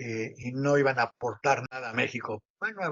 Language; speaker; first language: Spanish; native; Spanish